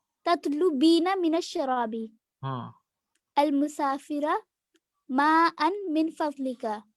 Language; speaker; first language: Arabic; non-native, learner; Urdu